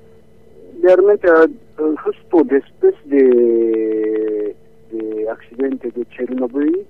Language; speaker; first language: Spanish; non-native, learner; Japanese